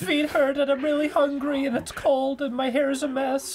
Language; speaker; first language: English; native; English